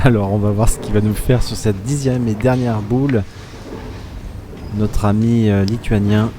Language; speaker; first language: French; native; French